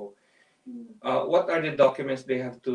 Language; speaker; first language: English; non-native, local second language; Filipino